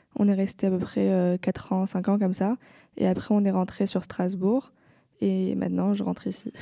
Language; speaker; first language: French; native; French